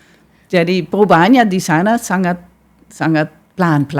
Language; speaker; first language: Indonesian; non-native, fluent; Dutch